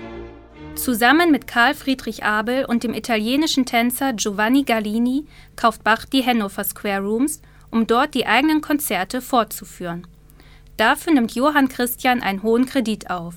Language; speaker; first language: German; native; German